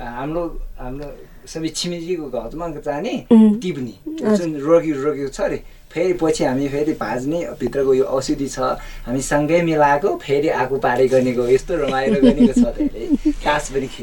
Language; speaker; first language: Nepali; non-native, learner; Chinese